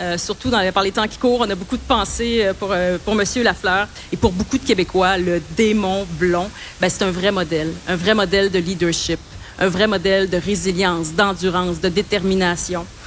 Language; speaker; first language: French; native; French